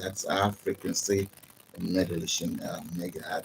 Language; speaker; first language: English; non-native, local second language; Yoruba